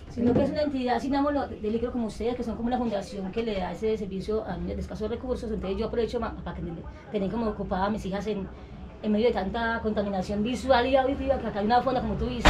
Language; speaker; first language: Spanish; native; Spanish